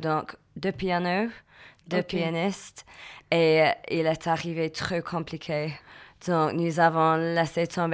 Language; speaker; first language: French; non-native, learner; English